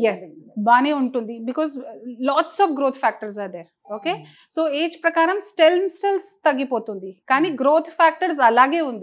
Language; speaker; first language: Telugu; non-native, local second language; Hindi